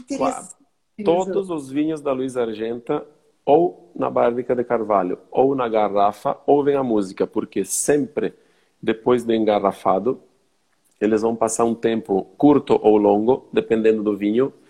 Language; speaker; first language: Portuguese; native; Portuguese